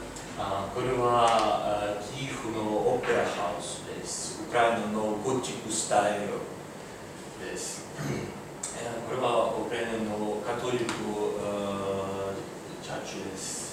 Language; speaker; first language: Japanese; non-native, learner; Ukrainian